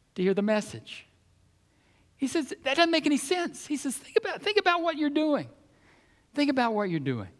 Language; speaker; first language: English; native; English